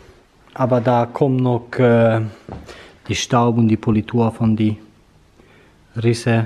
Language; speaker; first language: German; non-native, fluent; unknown